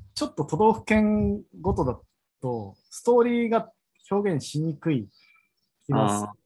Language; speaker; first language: Japanese; native; Japanese